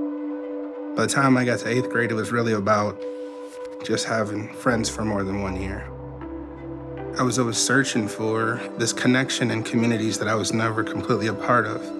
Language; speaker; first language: English; early bilingual, other home language; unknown